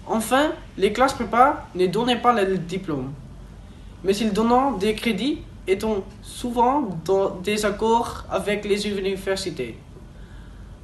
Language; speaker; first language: French; non-native, learner; Dutch